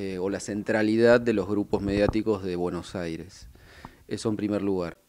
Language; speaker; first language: Spanish; native; Spanish